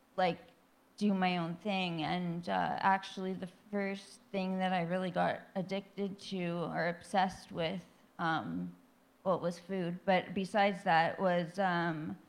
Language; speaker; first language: English; native; English